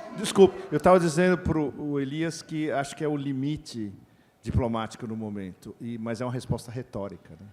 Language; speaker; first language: Portuguese; native; Portuguese